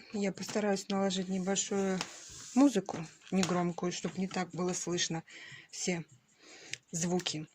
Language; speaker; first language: Russian; native; Russian